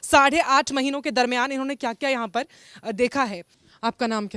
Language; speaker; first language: Hindi; native; Hindi